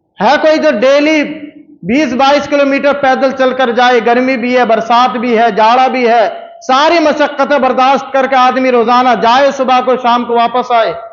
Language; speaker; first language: Urdu; native; Urdu